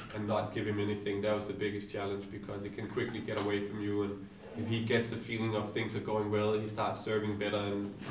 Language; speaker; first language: English; non-native, fluent; Danish